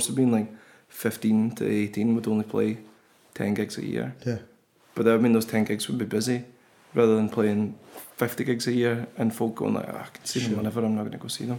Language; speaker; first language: English; native; English